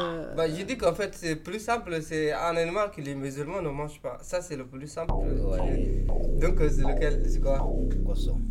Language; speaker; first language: French; non-native, learner; Urdu